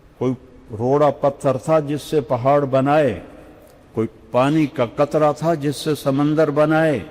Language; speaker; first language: Urdu; non-native, local second language; Punjabi